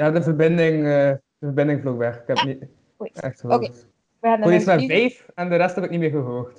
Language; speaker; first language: Dutch; native; Dutch